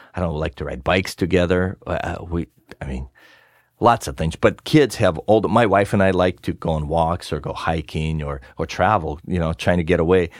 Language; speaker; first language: English; non-native, fluent; Russian